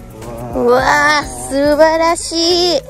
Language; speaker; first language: Japanese; non-native, fluent; Nepali